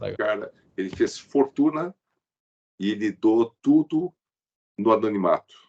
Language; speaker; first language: Portuguese; early bilingual, other home language; Chinese